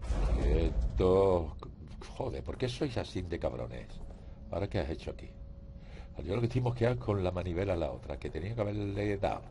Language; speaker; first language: Spanish; native; Spanish